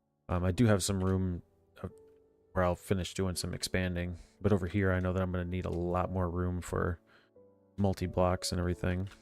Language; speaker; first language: English; native; English